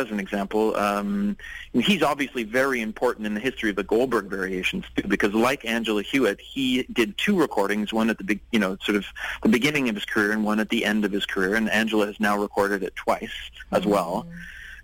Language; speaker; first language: English; native; English